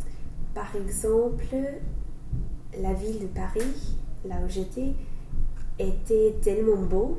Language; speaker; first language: French; non-native, fluent; English